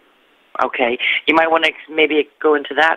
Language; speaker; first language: English; native; English